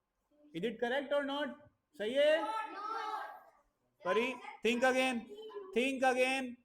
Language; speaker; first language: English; non-native, local second language; Hindi